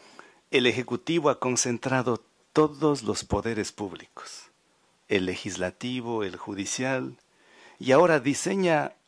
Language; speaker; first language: Spanish; native; Spanish